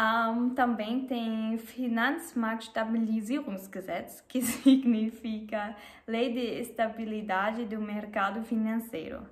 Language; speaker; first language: Portuguese; non-native, learner; German